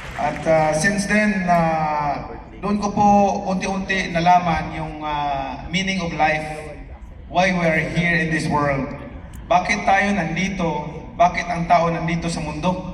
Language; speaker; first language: Filipino; non-native, local second language; Cebuano